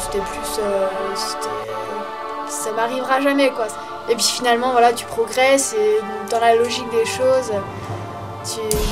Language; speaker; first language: French; native; French